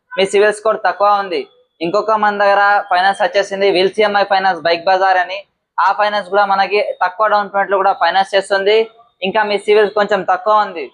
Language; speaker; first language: Telugu; native; Telugu